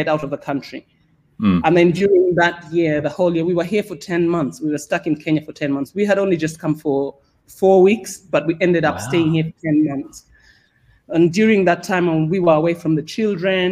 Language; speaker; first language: English; non-native, local second language; Swahili